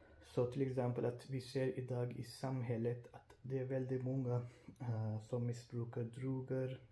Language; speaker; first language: Swedish; non-native, fluent; Urdu